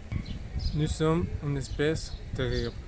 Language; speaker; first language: French; non-native, learner; Spanish